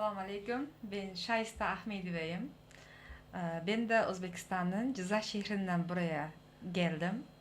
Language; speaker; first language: Turkish; non-native, learner; Uzbek